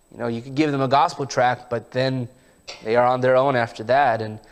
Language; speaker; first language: English; early bilingual, heritage; English